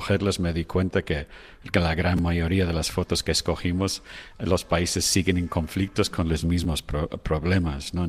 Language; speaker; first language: Spanish; non-native, fluent; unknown